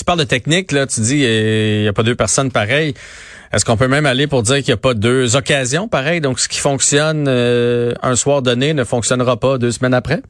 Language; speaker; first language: French; native; French